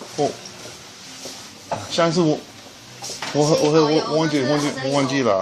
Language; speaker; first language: Chinese; non-native, fluent; English